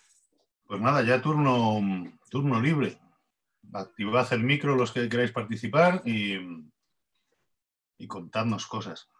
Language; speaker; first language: Spanish; native; Spanish